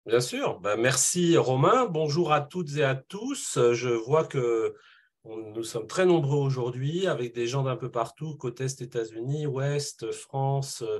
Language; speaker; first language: French; native; French